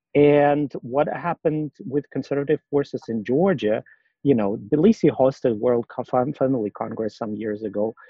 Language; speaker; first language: English; non-native, fluent; Russian